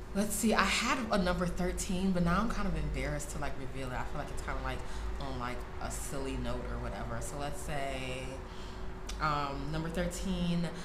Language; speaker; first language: English; native; English